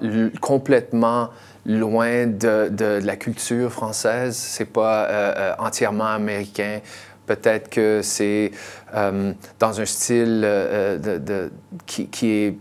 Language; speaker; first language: French; non-native, local second language; English